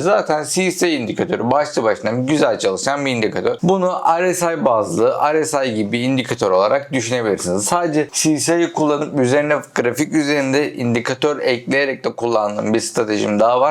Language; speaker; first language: Turkish; native; Turkish